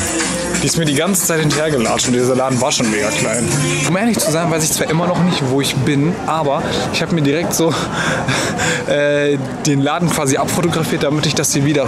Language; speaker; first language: German; native; German